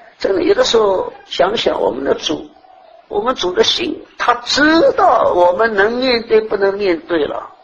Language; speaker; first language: Chinese; early bilingual, heritage; Chinese